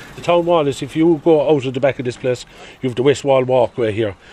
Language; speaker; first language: English; native; English